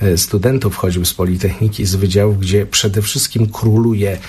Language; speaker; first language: Polish; native; Polish